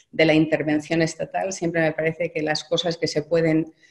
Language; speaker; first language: Spanish; native; Spanish